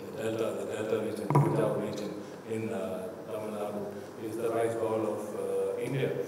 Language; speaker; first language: English; non-native, local second language; Tamil